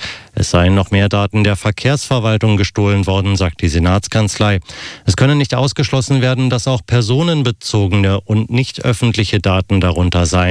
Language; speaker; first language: German; native; German